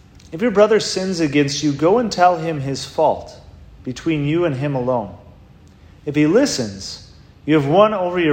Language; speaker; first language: English; native; English